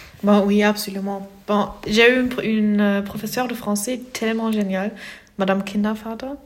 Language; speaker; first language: French; non-native, fluent; German